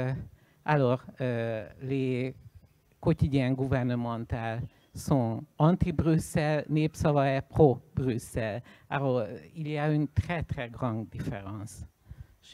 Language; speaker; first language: French; non-native, learner; Hungarian